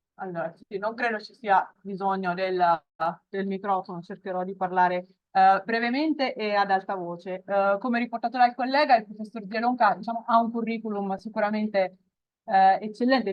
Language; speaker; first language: Italian; native; Italian